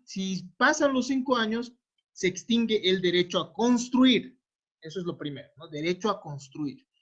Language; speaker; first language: Spanish; native; Spanish